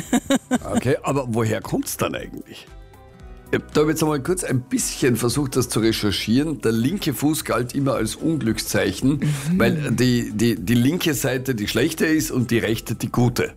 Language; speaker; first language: German; native; German